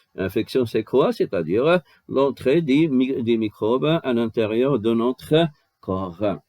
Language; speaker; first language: French; non-native, local second language; Arabic